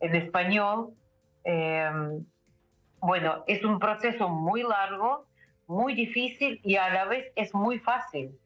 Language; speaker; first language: Spanish; non-native, fluent; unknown